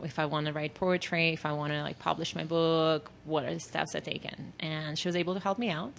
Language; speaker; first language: English; non-native, fluent; Russian